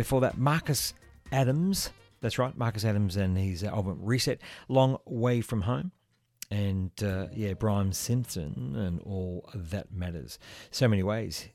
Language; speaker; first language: English; native; English